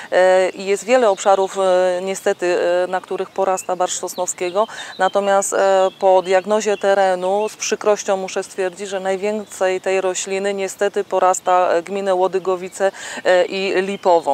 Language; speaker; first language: Polish; native; Polish